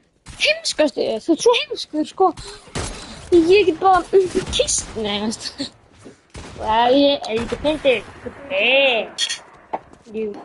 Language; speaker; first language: Icelandic; early bilingual, heritage; Icelandic